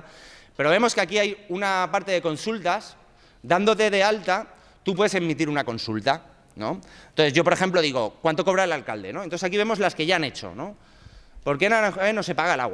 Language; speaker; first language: Spanish; native; Spanish